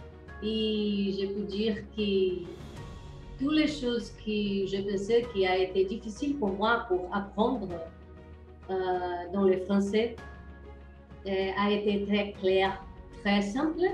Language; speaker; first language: French; non-native, learner; Portuguese